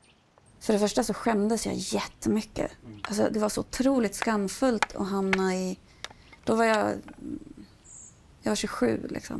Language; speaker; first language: Swedish; native; Swedish